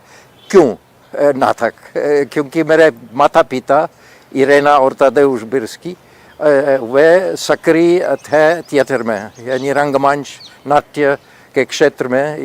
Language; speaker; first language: Hindi; non-native, fluent; Polish